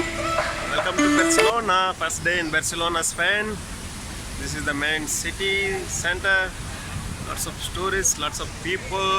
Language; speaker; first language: English; non-native, local second language; Tamil